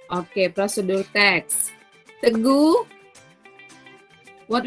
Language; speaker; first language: English; non-native, learner; Indonesian